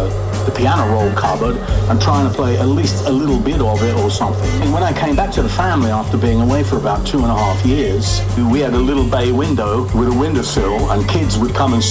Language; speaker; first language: English; native; English